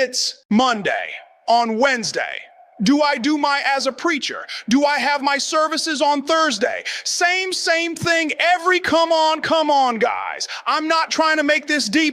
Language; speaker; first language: English; native; English